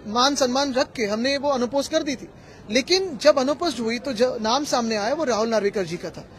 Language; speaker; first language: Hindi; non-native, local second language; Marathi